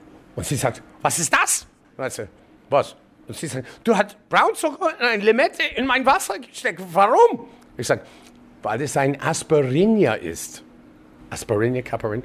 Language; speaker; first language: German; non-native, learner; English